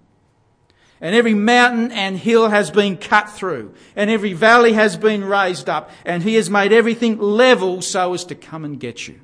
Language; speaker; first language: English; native; English